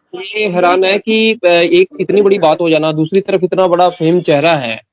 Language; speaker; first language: Hindi; non-native, local second language; Punjabi